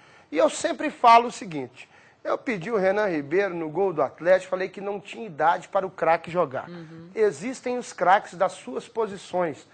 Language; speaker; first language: Portuguese; native; Portuguese